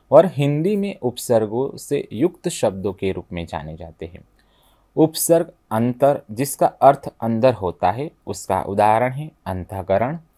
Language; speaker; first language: Hindi; non-native, local second language; Gujarati